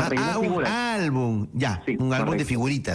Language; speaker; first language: Spanish; native; Spanish